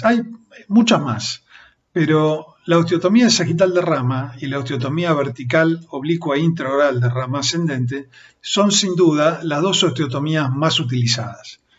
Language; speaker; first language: Spanish; native; Spanish